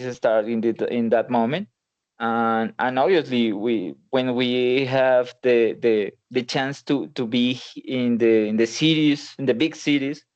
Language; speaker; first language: English; non-native, learner; Spanish